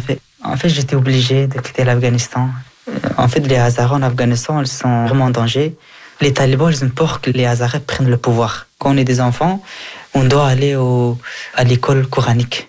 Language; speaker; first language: French; early bilingual, other home language; Persian